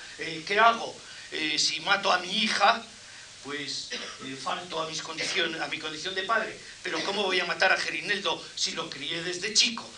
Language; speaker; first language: Spanish; native; Spanish